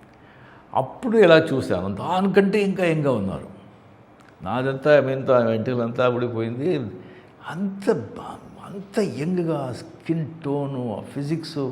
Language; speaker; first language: Telugu; non-native, fluent; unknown